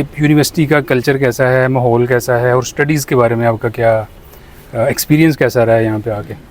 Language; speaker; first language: Urdu; non-native, local second language; Punjabi